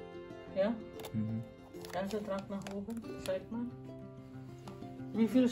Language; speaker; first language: German; non-native, learner; Indonesian